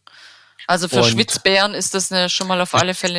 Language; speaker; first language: German; native; German